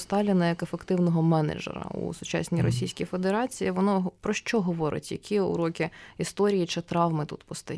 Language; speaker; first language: Ukrainian; native; Ukrainian